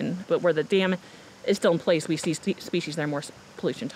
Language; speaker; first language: English; native; English